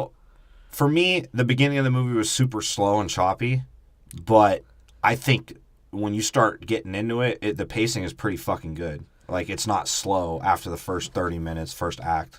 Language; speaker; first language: English; native; English